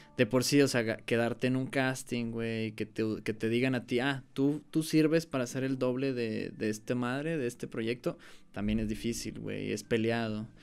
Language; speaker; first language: Spanish; native; Spanish